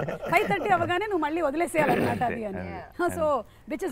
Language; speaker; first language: Telugu; native; Telugu